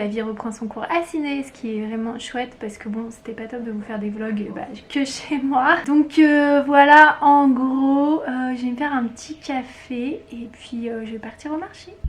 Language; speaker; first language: French; native; French